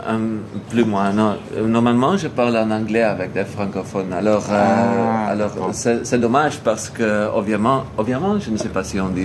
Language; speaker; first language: French; non-native, learner; Dutch